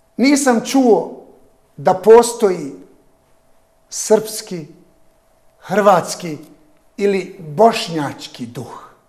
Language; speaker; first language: Serbian; non-native, local second language; Albanian